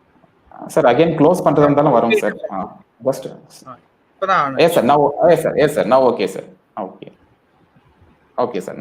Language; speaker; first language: English; non-native, local second language; Tamil